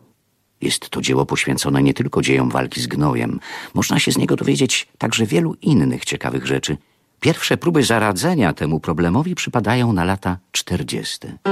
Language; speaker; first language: Polish; native; Polish